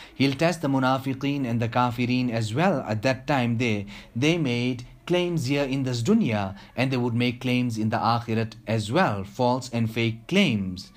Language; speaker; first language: English; native; English